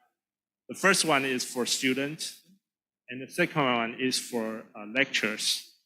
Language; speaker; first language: English; non-native, fluent; Chinese